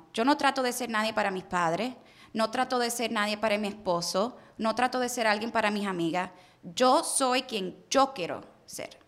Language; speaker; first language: Spanish; early bilingual, heritage; Spanish